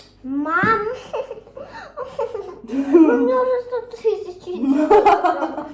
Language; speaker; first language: Russian; non-native, local second language; Kazakh